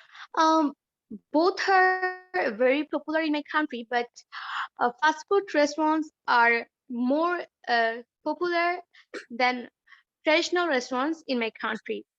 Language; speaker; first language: English; non-native, learner; Bangla